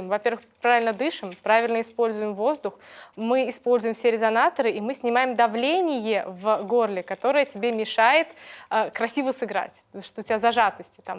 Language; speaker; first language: Russian; native; Russian